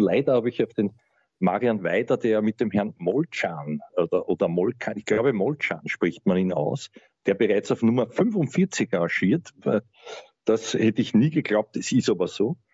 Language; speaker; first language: German; native; German